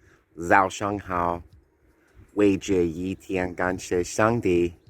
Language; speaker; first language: Chinese; non-native, learner; English